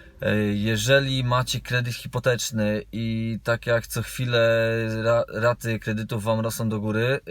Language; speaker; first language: Polish; native; Polish